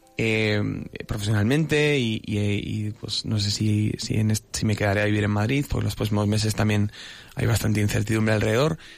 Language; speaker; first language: Spanish; native; Spanish